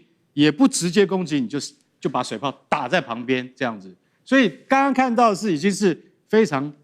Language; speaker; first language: Chinese; native; Chinese